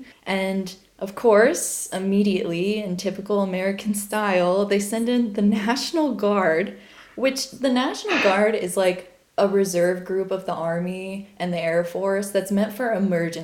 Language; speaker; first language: English; native; English